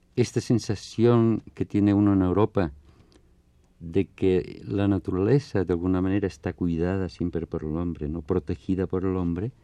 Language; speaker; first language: Spanish; native; Spanish